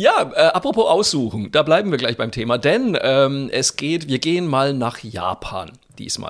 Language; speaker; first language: German; native; German